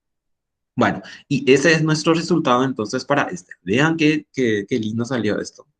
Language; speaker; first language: Spanish; native; Spanish